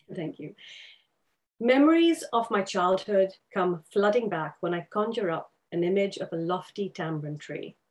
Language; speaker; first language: English; non-native, local second language; Urdu